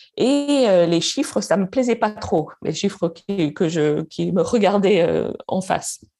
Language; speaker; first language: French; non-native, fluent; English